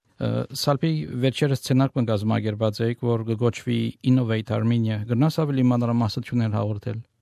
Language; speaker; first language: Armenian; early bilingual, heritage; Armenian